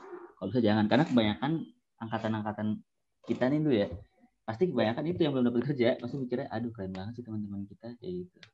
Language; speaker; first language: Indonesian; native; Indonesian